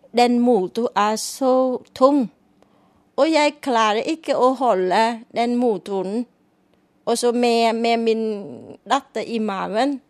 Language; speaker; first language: Norwegian; non-native, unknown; Vietnamese